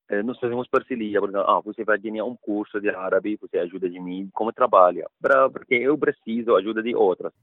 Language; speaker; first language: Portuguese; non-native, learner; Arabic